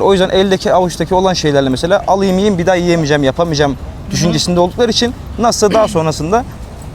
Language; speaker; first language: Turkish; native; Turkish